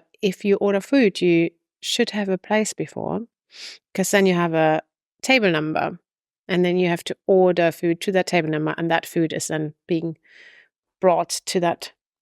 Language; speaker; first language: English; non-native, fluent; German